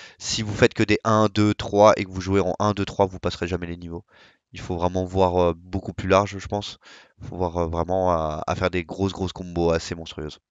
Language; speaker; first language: French; native; French